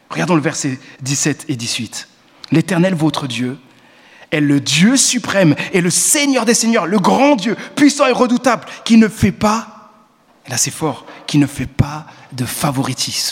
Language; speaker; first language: French; native; French